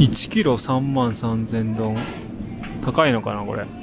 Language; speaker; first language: Japanese; native; Japanese